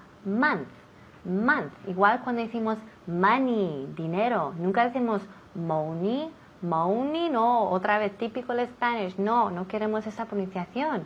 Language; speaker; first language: Spanish; non-native, fluent; English